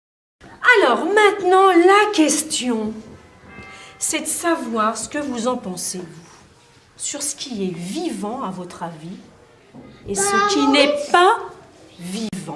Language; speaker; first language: French; native; French